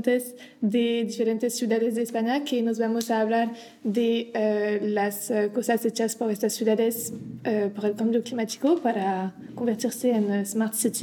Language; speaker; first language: Spanish; non-native, learner; French